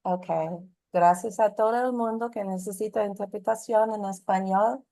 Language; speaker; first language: Spanish; non-native, learner; English